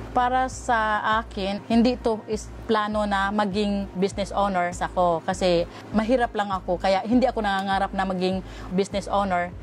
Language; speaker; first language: Filipino; non-native, local second language; Cebuano